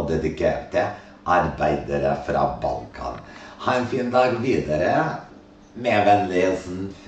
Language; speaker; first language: Norwegian; non-native, fluent; Serbian